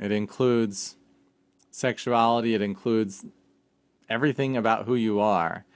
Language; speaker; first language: English; native; English